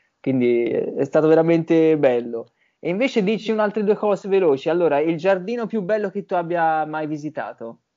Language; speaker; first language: Italian; native; Italian